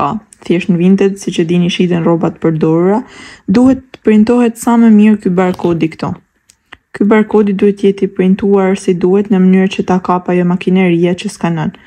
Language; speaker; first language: Albanian; native; Albanian